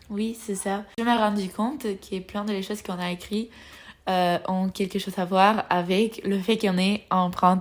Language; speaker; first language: French; non-native, learner; Spanish